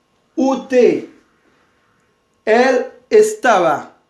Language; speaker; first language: Spanish; non-native, fluent; Haitian Creole